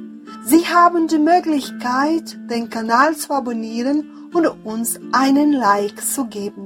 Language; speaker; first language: German; non-native, fluent; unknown